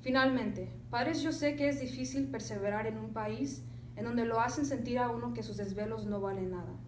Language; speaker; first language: Spanish; early bilingual, other home language; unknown